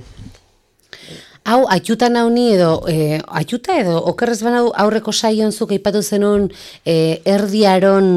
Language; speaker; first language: Basque; native; Basque